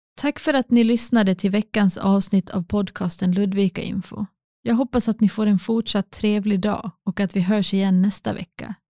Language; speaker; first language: Swedish; native; Swedish